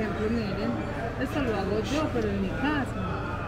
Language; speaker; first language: Spanish; native; Spanish